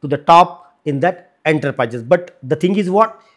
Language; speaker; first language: English; non-native, local second language; Marathi